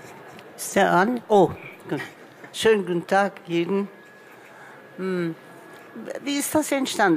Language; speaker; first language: German; non-native, local second language; Turkish